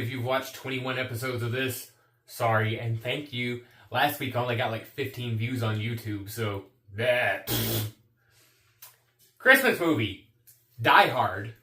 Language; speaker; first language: English; native; English